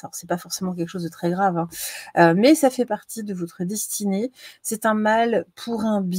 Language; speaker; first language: French; native; French